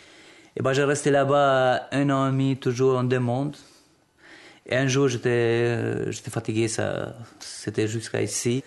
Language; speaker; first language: French; non-native, learner; Albanian